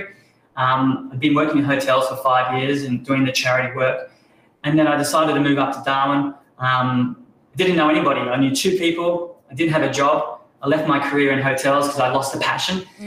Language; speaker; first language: English; native; English